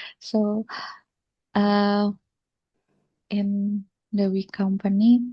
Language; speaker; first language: English; non-native, learner; Indonesian